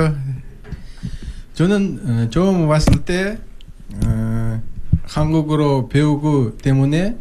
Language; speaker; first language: Korean; non-native, learner; Russian